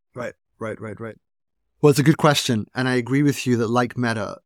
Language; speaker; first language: English; native; English